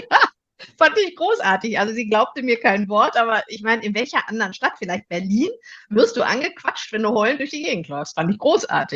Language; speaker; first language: German; native; German